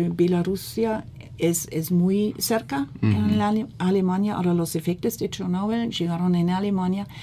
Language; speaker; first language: Spanish; non-native, fluent; German